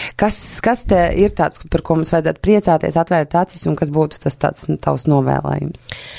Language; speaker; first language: Latvian; native; Latvian